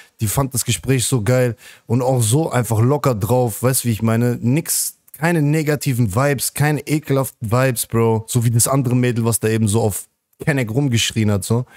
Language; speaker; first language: German; native; German